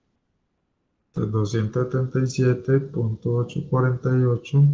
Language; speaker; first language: Spanish; native; Spanish